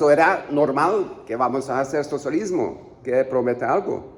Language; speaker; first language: Spanish; non-native, learner; Hungarian